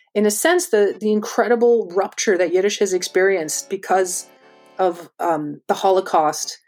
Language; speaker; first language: English; native; English